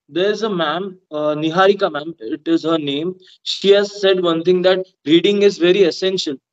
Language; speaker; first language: English; non-native, local second language; Hindi